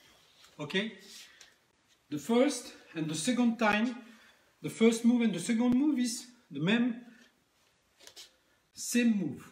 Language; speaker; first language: English; non-native, learner; French